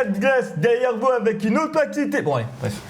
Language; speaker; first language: French; native; French